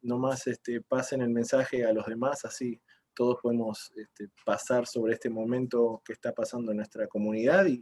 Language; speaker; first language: Spanish; early bilingual, other home language; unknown